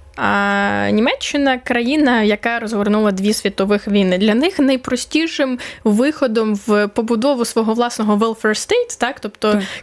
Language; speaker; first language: Ukrainian; native; Ukrainian